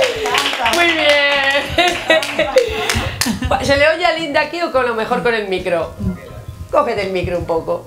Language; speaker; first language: Spanish; native; Spanish